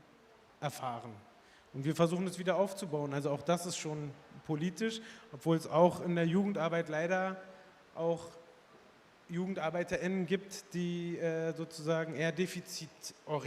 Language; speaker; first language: German; early bilingual, other home language; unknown